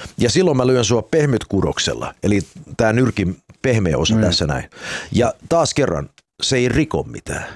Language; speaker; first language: Finnish; early bilingual, heritage; Finnish